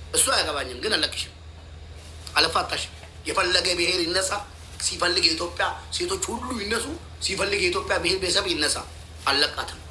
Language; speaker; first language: Amharic; native; Amharic